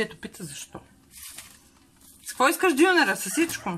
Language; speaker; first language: Bulgarian; native; Bulgarian